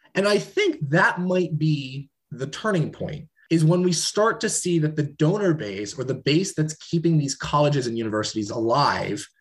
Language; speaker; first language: English; native; English